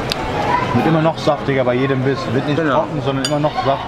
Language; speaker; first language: German; non-native, fluent; Italian